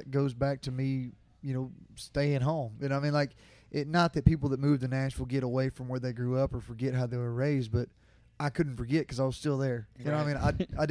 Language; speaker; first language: English; native; English